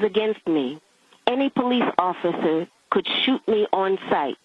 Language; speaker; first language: English; native; English